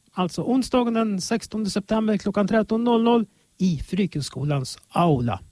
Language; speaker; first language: Swedish; native; Swedish